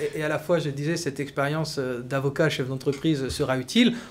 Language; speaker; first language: French; native; French